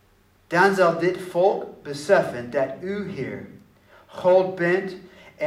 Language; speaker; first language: Dutch; non-native, learner; English